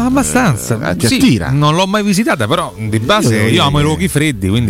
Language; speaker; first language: Italian; native; Italian